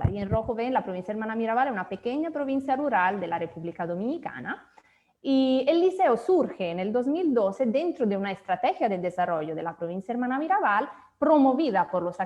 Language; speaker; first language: Spanish; native; Spanish